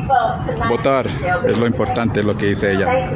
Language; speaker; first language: Spanish; native; Spanish